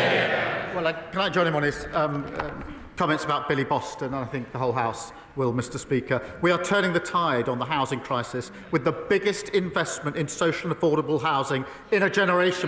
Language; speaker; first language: English; native; English